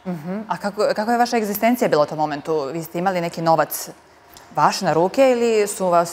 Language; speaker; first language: Serbian; native; Serbian